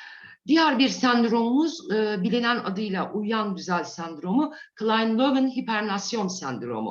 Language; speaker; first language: Turkish; native; Turkish